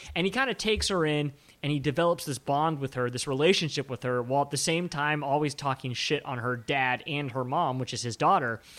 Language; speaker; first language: English; native; English